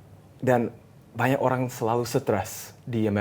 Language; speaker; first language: Indonesian; early bilingual, heritage; English